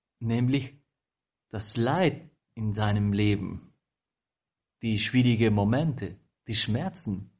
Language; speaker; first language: German; non-native, fluent; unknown